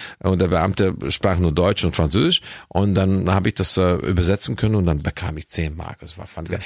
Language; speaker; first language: German; non-native, fluent; Hungarian